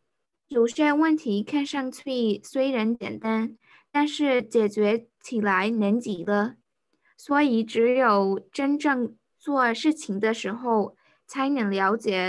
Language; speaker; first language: Chinese; non-native, learner; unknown